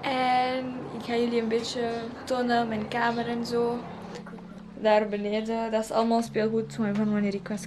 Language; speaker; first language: Dutch; early bilingual, other home language; Romanian